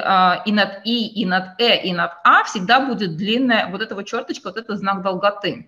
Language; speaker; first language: Russian; native; Russian